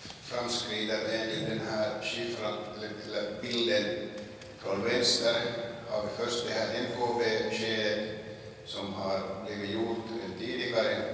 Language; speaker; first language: Swedish; non-native, local second language; Finnish